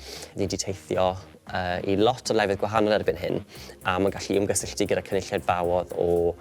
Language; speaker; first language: Welsh; native; Welsh